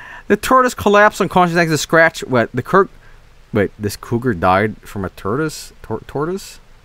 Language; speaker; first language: English; non-native, fluent; Swedish